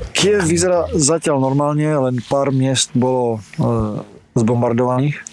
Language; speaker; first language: Slovak; early bilingual, other home language; Ukrainian